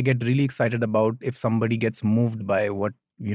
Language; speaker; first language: English; non-native, local second language; Hindi